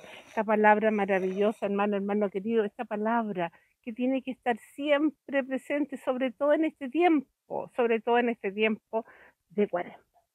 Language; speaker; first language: Spanish; native; Spanish